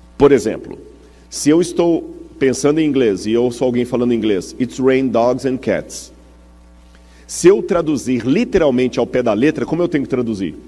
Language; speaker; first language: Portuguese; native; Portuguese